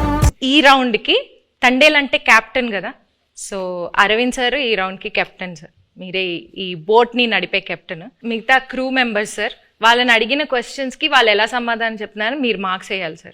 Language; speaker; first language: Telugu; native; Telugu